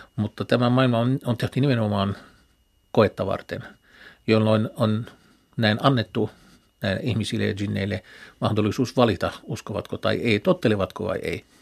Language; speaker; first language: Finnish; non-native, fluent; Arabic